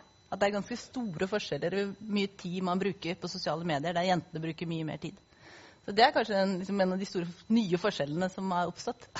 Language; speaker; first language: Norwegian; native; Norwegian